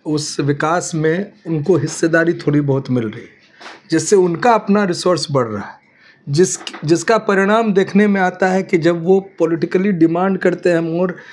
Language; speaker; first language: Hindi; native; Hindi